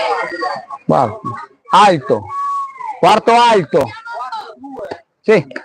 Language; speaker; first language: Italian; native; Italian